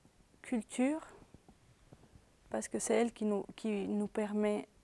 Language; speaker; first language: French; early bilingual, other home language; Spanish